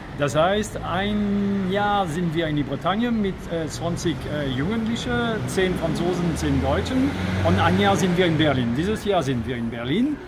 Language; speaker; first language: German; non-native, fluent; French